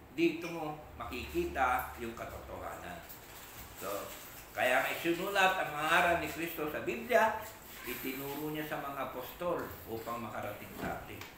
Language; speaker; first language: Filipino; non-native, local second language; Iloko